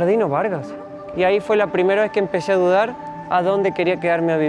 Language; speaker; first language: Spanish; native; Spanish